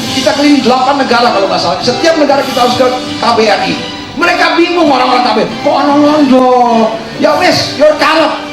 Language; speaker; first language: Indonesian; early bilingual, heritage; Indonesian